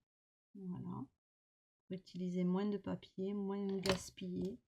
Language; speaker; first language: French; native; French